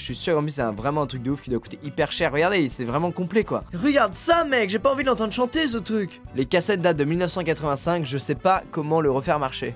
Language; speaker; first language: French; native; French